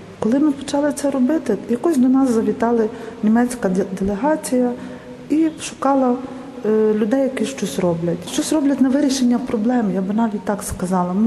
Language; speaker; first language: Ukrainian; native; Ukrainian